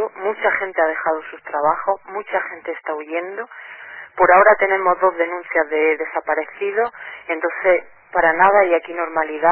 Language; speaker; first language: Spanish; native; Spanish